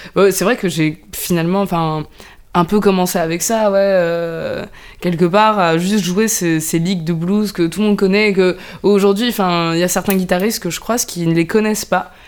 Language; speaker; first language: French; non-native, local second language; Arabic